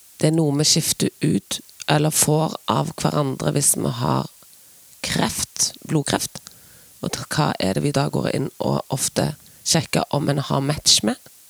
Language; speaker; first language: Norwegian; native; Norwegian